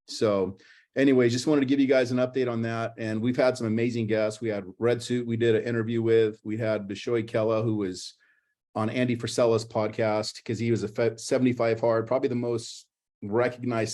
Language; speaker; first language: English; native; English